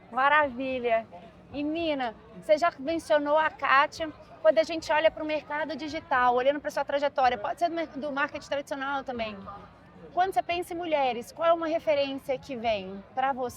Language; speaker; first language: Portuguese; native; Portuguese